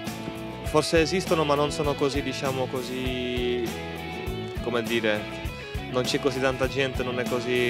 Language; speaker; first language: Italian; non-native, fluent; Czech